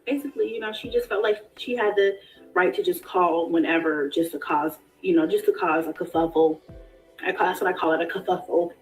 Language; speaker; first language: English; native; English